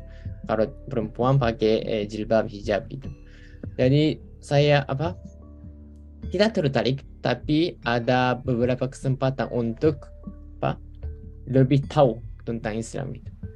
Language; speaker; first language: Indonesian; non-native, fluent; Japanese